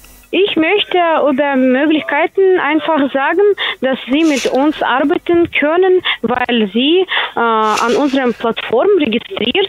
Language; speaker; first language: German; non-native, learner; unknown